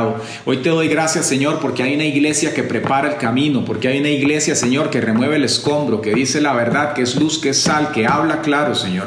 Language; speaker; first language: Spanish; native; Spanish